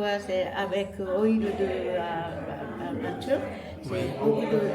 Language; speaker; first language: French; non-native, learner; Japanese